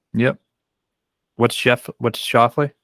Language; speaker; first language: English; native; English